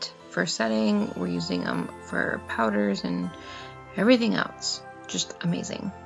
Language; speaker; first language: English; native; English